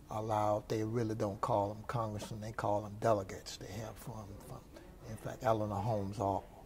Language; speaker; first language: English; native; English